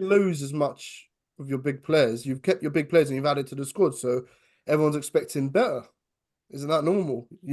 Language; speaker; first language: English; native; English